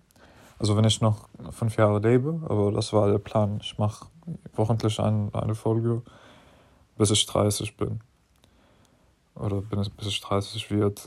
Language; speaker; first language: German; non-native, fluent; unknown